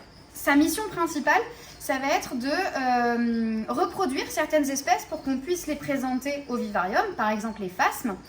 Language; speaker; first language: French; native; French